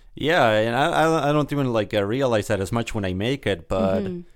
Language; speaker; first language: English; early bilingual, other home language; Spanish